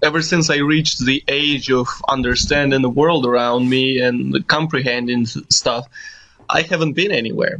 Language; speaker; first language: English; non-native, fluent; Kazakh